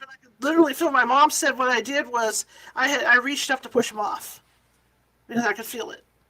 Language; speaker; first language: English; native; English